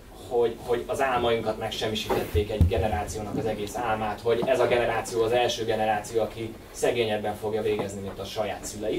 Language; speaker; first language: Hungarian; native; Hungarian